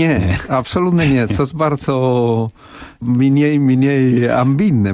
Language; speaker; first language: Polish; non-native, fluent; Spanish